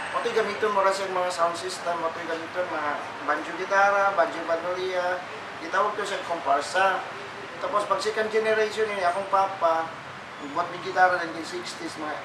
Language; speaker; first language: Cebuano; native; Cebuano